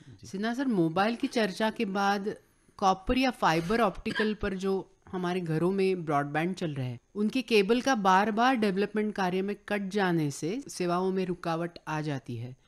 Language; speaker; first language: Hindi; non-native, local second language; Marathi